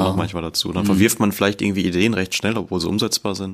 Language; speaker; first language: German; native; German